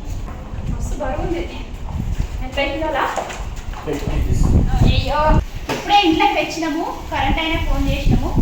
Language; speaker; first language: Telugu; native; Telugu